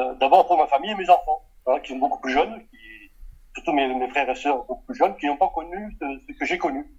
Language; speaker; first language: French; early bilingual, other home language; Portuguese